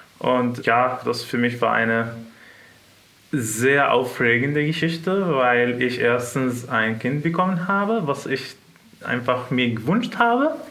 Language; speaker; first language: German; non-native, fluent; Arabic